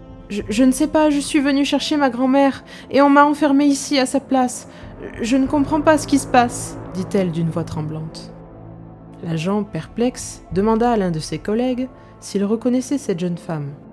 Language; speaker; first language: French; native; French